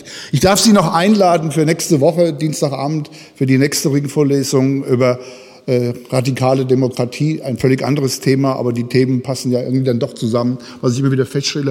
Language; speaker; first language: German; native; German